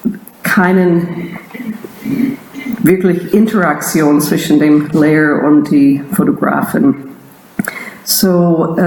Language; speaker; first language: German; non-native, fluent; English